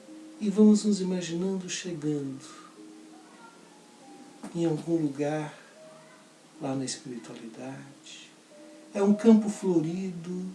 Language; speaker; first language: Portuguese; native; Portuguese